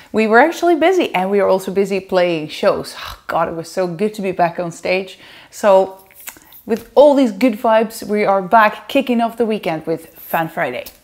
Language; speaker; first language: English; non-native, fluent; Dutch